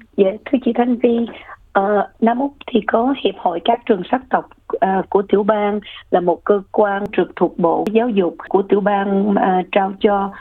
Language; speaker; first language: Vietnamese; early bilingual, heritage; Vietnamese